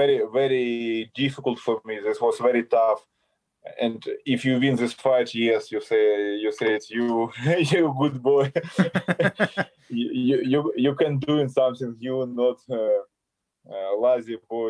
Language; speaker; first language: English; non-native, learner; Ukrainian